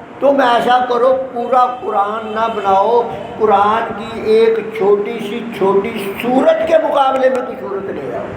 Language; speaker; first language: Urdu; non-native, local second language; Punjabi